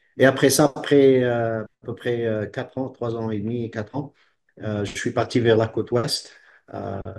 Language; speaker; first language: French; non-native, local second language; Arabic